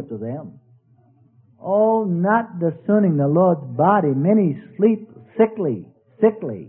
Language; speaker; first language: English; native; English